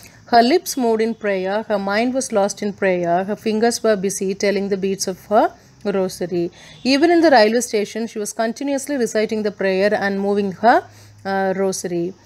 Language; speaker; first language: English; non-native, local second language; Tamil